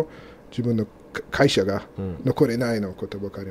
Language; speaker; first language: Japanese; non-native, fluent; English